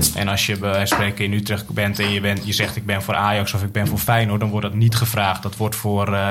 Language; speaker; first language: Dutch; native; Dutch